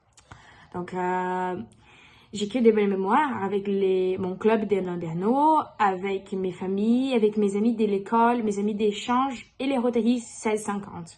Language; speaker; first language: French; non-native, learner; Portuguese